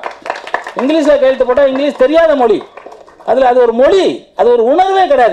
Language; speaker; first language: Tamil; native; Tamil